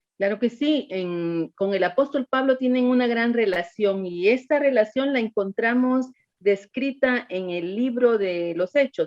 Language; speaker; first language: Spanish; native; Spanish